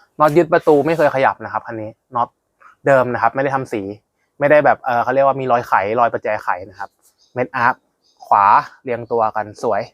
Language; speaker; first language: Thai; native; Thai